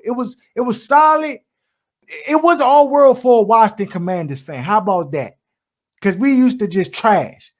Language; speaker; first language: English; native; English